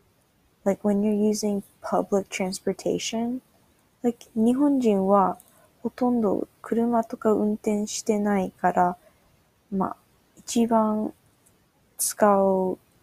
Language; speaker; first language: Japanese; non-native, learner; English